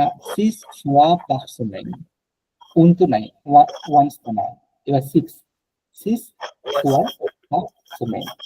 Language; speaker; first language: French; non-native, fluent; Bangla